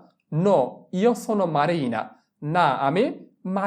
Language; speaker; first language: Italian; non-native, fluent; Bangla